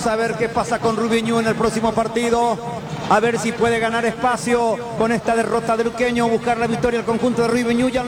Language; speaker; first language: Spanish; native; Spanish